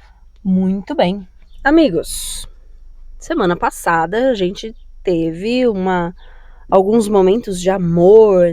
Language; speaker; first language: Portuguese; native; Portuguese